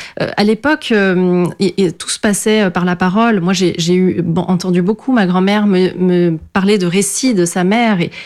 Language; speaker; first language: French; early bilingual, other home language; Portuguese